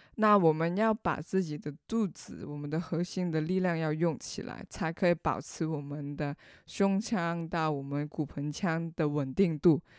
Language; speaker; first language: Chinese; non-native, local second language; Cantonese